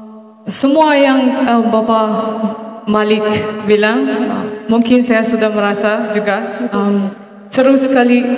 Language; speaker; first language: Indonesian; non-native, fluent; Maranao